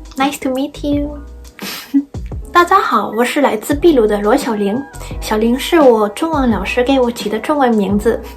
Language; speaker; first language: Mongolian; non-native, learner; Spanish